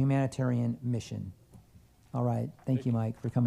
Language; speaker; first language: English; native; English